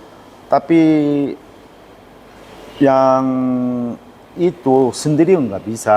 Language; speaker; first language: Indonesian; non-native, learner; Korean